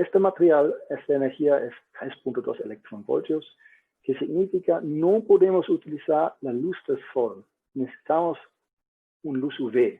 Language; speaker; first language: Spanish; non-native, learner; German